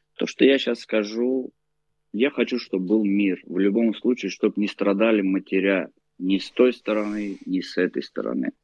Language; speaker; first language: Russian; native; Russian